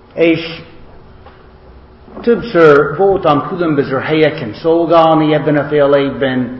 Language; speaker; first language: Hungarian; non-native, learner; English